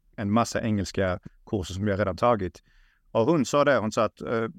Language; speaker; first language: Swedish; early bilingual, other home language; Russian